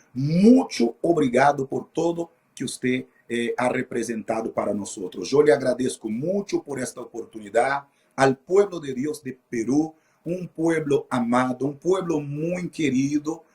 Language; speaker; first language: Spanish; non-native, fluent; Portuguese